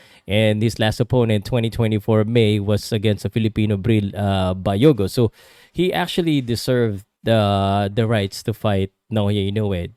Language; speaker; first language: English; non-native, local second language; Filipino